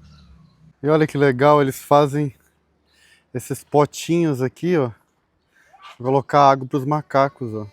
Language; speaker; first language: Portuguese; native; Portuguese